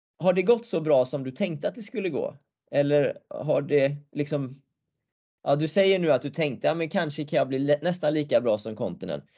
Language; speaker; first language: Swedish; native; Swedish